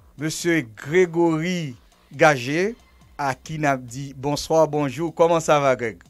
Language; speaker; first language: French; non-native, local second language; Haitian Creole